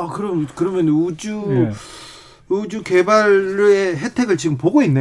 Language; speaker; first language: Korean; native; Korean